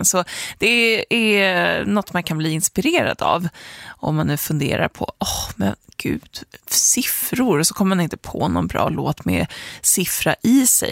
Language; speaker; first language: Swedish; native; Swedish